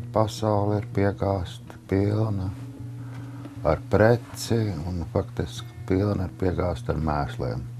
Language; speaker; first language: Latvian; native; Latvian